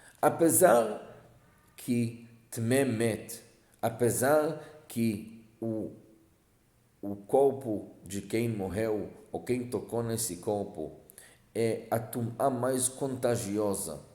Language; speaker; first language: Portuguese; non-native, fluent; Hebrew